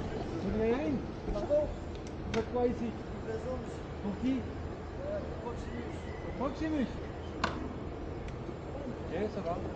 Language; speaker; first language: French; non-native, local second language; Dutch